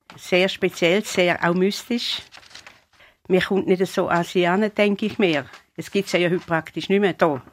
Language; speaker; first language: German; native; German